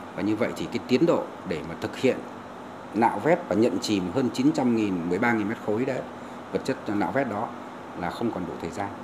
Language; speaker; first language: Vietnamese; native; Vietnamese